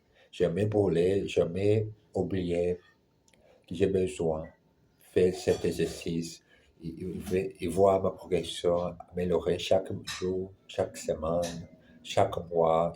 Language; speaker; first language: French; non-native, learner; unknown